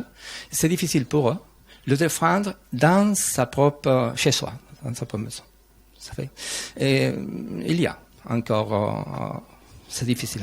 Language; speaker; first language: French; non-native, learner; Spanish